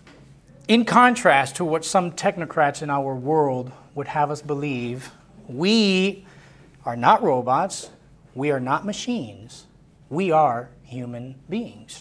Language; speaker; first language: English; non-native, local second language; Spanish